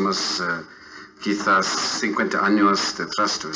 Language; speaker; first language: Spanish; non-native, fluent; English